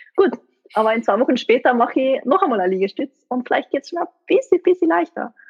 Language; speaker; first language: German; native; German